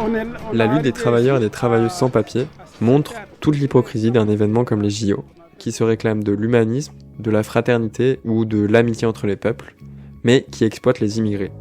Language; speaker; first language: French; native; French